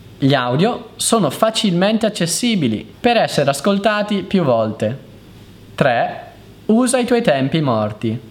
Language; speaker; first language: Italian; native; Italian